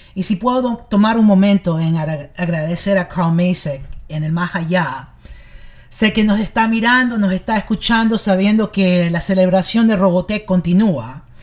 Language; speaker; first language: Spanish; early bilingual, heritage; English